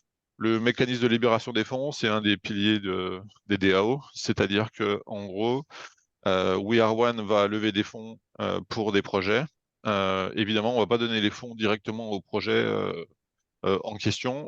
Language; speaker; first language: French; native; French